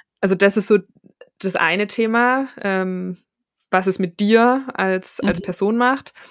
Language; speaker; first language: German; native; German